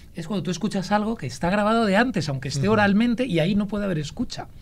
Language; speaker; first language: Spanish; native; Spanish